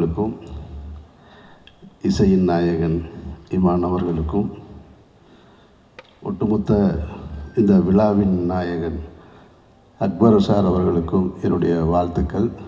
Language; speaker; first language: Tamil; native; Tamil